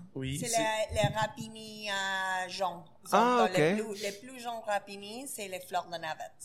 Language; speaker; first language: French; non-native, fluent; Spanish